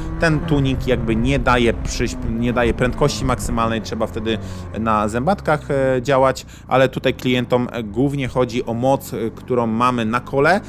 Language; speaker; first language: Polish; native; Polish